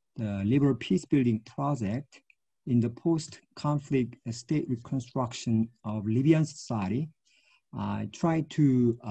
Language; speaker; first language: English; non-native, fluent; Korean